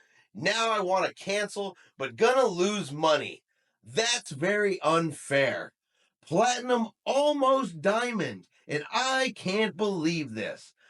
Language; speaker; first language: English; native; English